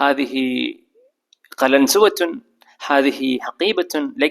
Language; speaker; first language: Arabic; non-native, fluent; Malayalam